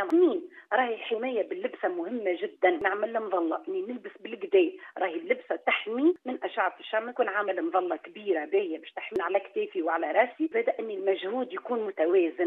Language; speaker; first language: Arabic; native; Arabic